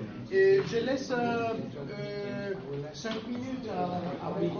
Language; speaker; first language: French; non-native, fluent; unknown